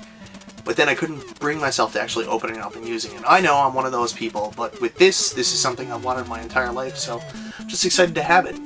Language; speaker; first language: English; native; English